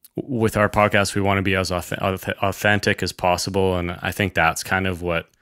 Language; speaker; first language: English; native; English